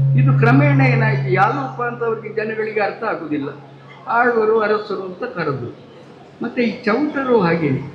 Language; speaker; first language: Kannada; non-native, local second language; Tulu